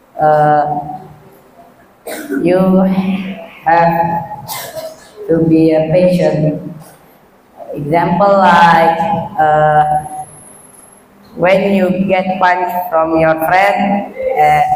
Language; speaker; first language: English; non-native, learner; Indonesian